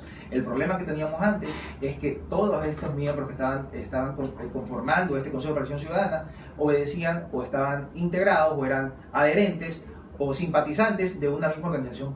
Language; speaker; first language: Spanish; native; Spanish